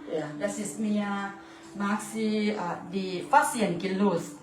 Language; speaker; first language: German; non-native, learner; Thai